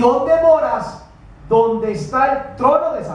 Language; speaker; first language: Spanish; native; Spanish